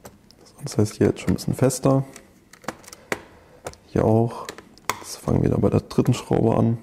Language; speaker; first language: German; native; German